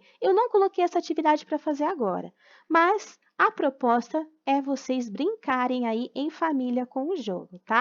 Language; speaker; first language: Portuguese; native; Portuguese